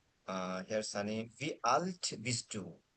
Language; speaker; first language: German; non-native, fluent; Bangla